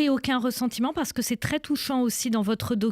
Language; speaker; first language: French; native; French